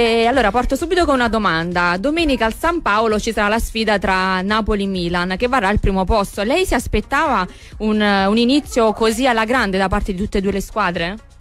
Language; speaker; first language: Italian; native; Italian